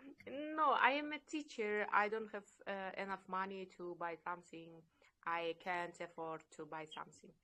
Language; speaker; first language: English; non-native, learner; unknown